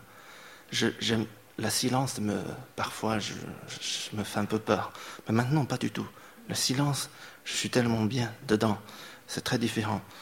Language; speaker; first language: French; non-native, fluent; Chinese